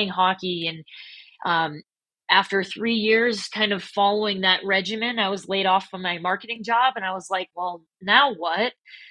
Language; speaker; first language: English; native; English